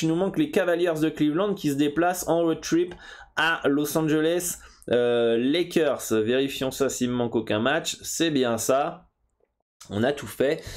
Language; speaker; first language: French; native; French